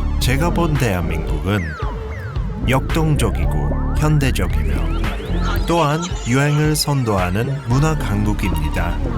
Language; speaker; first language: Korean; early bilingual, heritage; Korean